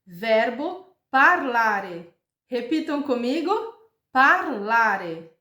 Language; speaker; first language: Italian; non-native, fluent; Portuguese